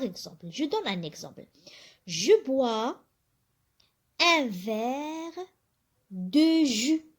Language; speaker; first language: French; non-native, local second language; Arabic